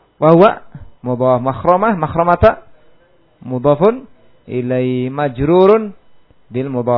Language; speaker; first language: Arabic; non-native, fluent; Indonesian